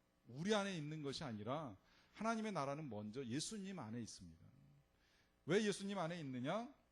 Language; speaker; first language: Korean; native; Korean